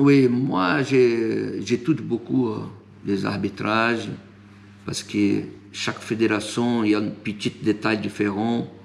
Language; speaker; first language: French; non-native, fluent; Portuguese